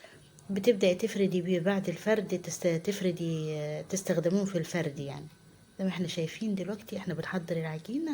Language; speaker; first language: Arabic; native; Arabic